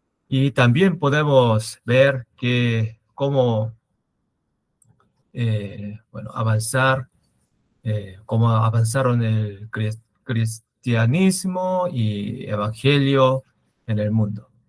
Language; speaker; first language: Spanish; non-native, learner; Korean